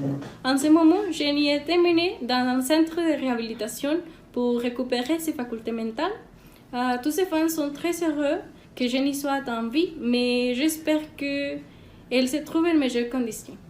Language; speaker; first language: French; non-native, learner; Spanish